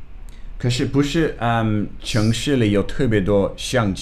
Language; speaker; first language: Chinese; non-native, fluent; English